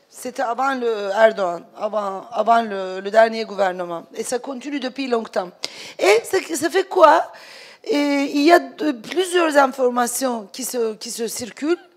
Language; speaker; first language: French; non-native, fluent; Turkish